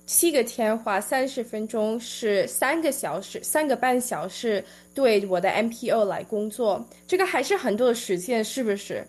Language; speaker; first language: Chinese; early bilingual, heritage; Chinese